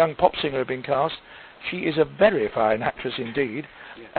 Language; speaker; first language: English; native; English